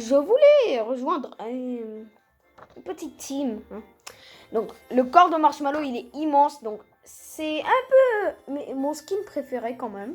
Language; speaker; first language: French; native; French